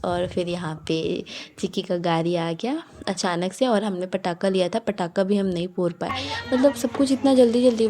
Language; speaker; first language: Hindi; native; Hindi